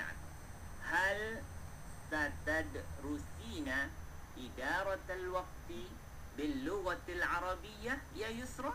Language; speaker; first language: Arabic; non-native, fluent; Malay